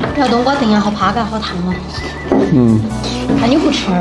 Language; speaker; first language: Chinese; native; Chinese